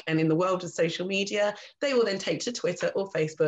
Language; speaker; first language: English; native; English